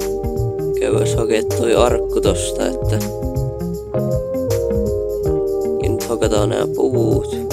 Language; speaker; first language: Finnish; native; Finnish